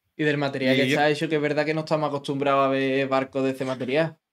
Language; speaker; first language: Spanish; native; Spanish